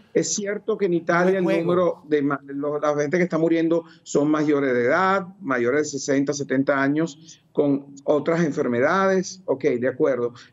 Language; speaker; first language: Spanish; native; Spanish